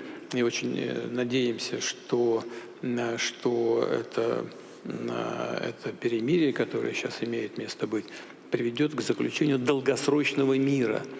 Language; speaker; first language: Russian; native; Russian